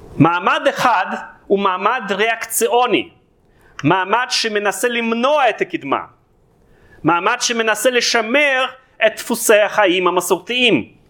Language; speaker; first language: Hebrew; non-native, fluent; Russian